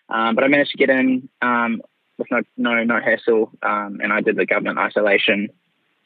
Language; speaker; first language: English; native; English